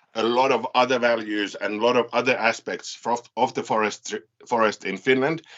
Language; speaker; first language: English; non-native, fluent; Finnish